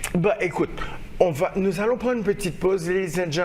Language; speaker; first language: French; non-native, local second language; Haitian Creole